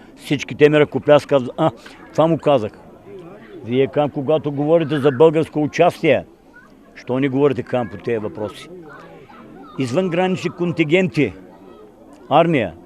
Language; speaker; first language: Bulgarian; native; Bulgarian